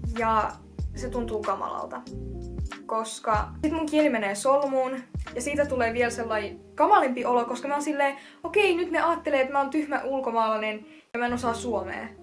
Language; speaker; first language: Finnish; early bilingual, other home language; Russian